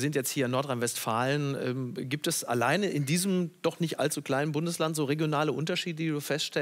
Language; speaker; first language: German; native; German